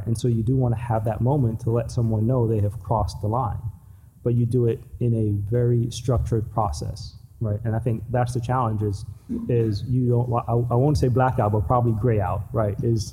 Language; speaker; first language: English; native; English